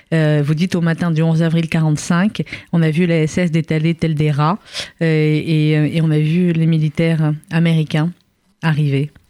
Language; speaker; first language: French; native; French